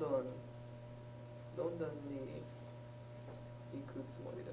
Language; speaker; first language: Japanese; non-native, learner; English